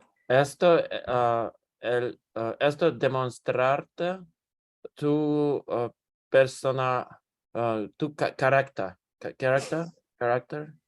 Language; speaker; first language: Spanish; non-native, learner; English